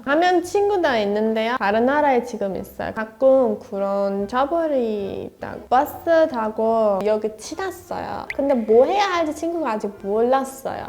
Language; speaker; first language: Korean; non-native, learner; Persian